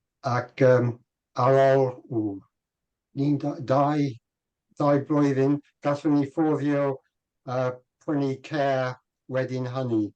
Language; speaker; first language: Welsh; non-native, learner; English